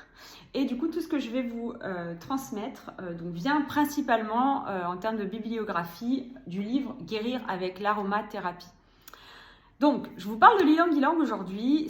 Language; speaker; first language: French; native; French